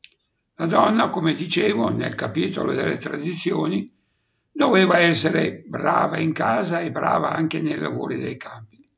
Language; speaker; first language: Italian; native; Italian